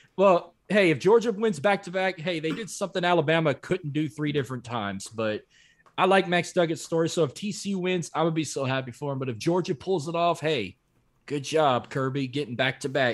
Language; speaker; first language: English; native; English